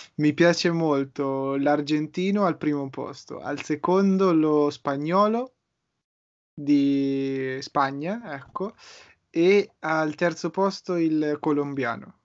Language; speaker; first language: Italian; native; Italian